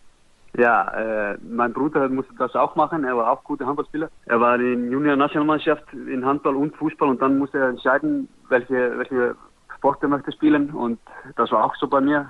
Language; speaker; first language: German; non-native, learner; Icelandic